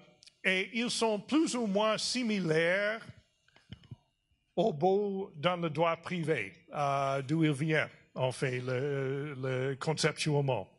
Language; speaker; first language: French; non-native, fluent; English